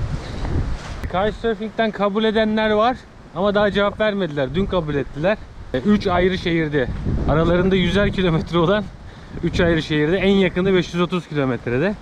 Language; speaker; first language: Turkish; native; Turkish